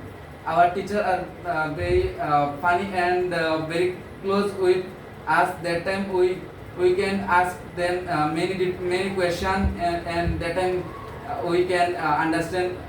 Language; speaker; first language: English; non-native, learner; Bangla